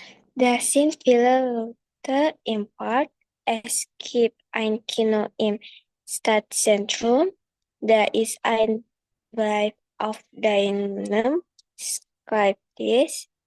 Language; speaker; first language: German; non-native, learner; Indonesian